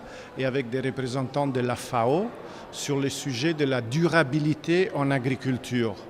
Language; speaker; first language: French; non-native, fluent; Italian